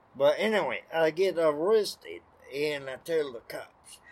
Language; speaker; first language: English; non-native, learner; French